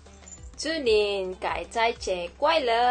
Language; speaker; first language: Chinese; non-native, learner; Malay